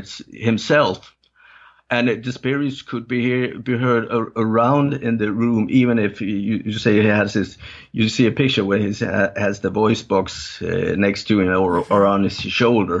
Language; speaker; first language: English; non-native, fluent; Danish